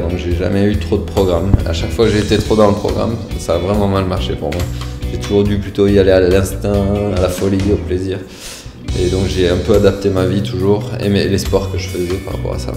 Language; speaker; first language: French; native; French